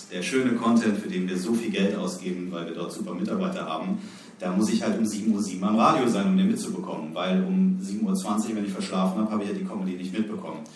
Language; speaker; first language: German; native; German